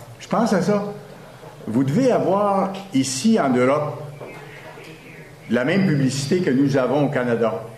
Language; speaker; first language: French; native; French